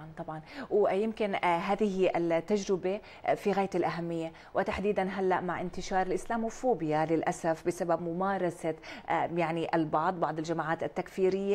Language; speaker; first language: Arabic; native; Arabic